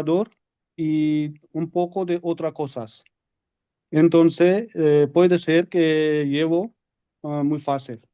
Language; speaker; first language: Spanish; non-native, learner; Urdu